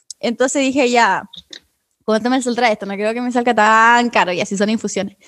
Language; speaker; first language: Spanish; native; Spanish